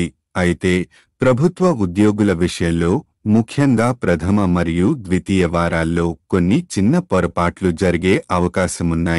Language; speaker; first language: Telugu; native; Telugu